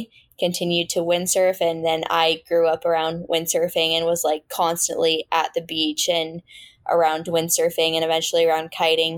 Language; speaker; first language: English; native; English